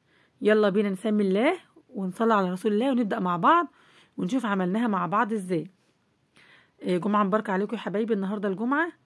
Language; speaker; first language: Arabic; native; Arabic